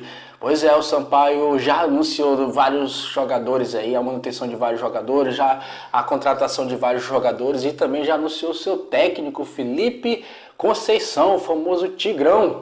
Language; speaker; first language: Portuguese; native; Portuguese